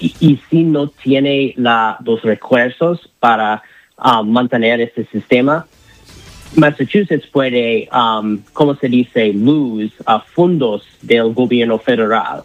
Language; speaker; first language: Spanish; non-native, learner; English